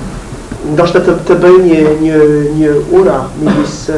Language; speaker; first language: Albanian; non-native, fluent; English